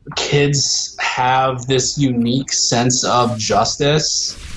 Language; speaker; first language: English; native; English